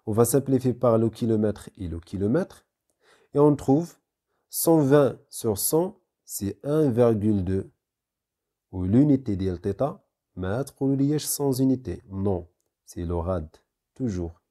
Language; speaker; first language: French; non-native, local second language; Arabic